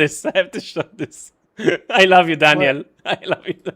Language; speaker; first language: English; native; English